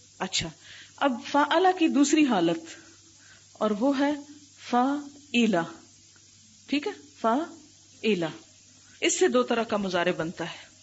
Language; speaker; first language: Urdu; native; Urdu